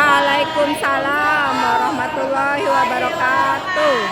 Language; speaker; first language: Indonesian; native; Indonesian